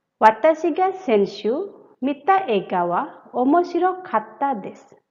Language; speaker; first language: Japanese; non-native, fluent; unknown